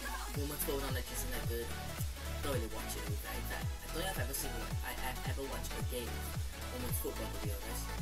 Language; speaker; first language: English; native; English